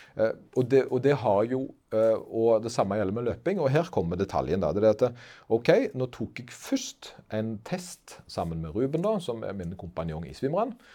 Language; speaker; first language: Norwegian; native; Norwegian